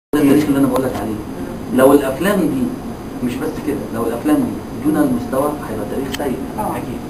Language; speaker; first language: Arabic; native; Arabic